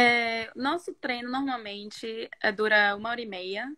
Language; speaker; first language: Portuguese; non-native, fluent; Norwegian